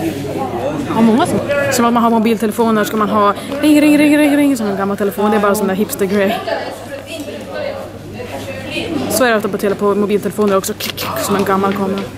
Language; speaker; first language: Swedish; native; Swedish